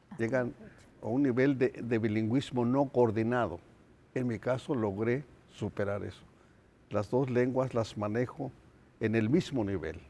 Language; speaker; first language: Spanish; non-native, local second language; Nahuatl languages